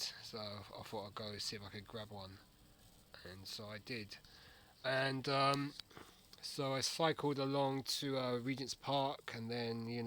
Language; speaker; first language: English; native; English